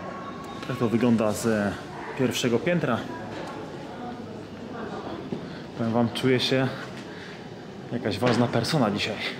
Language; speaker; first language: Polish; native; Polish